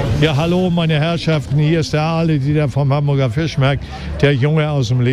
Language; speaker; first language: German; native; German